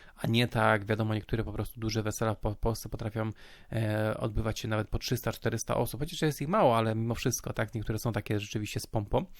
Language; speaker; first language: Polish; native; Polish